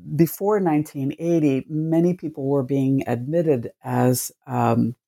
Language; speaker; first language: English; early bilingual, other home language; Spanish